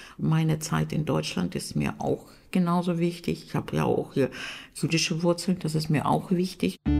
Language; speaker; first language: German; non-native, fluent; Russian